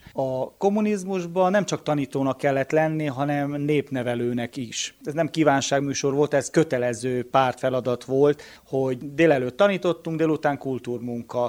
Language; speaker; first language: Hungarian; native; Hungarian